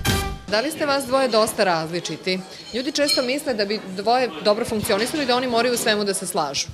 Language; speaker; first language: Serbian; native; Serbian